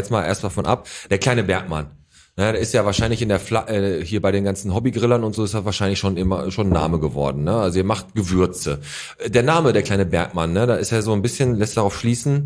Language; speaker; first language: German; native; German